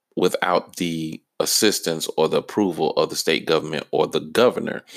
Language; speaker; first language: English; native; English